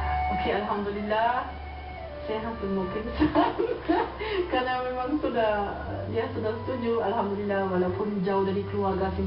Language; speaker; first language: Indonesian; non-native, learner; German